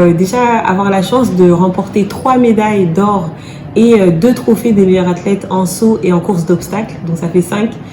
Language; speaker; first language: French; early bilingual, other home language; Wolof